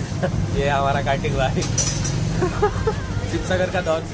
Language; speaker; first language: Hindi; non-native, local second language; Assamese